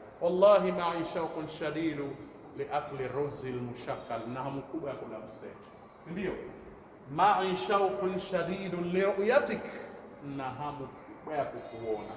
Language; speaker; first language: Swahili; native; Swahili